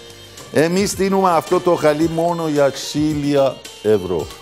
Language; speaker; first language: Greek; non-native, learner; Persian